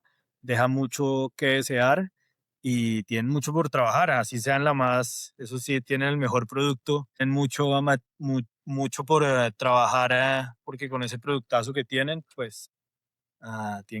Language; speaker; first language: Spanish; native; Spanish